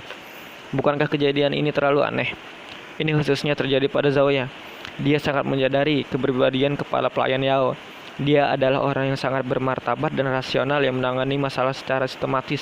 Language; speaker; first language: Indonesian; native; Indonesian